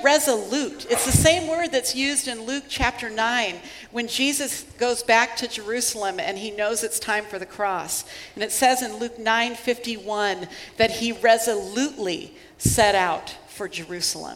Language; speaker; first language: English; native; English